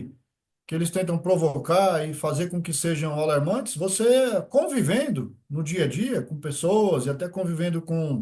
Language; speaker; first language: Portuguese; native; Portuguese